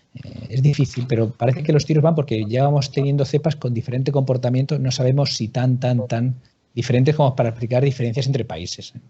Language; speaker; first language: Spanish; native; Spanish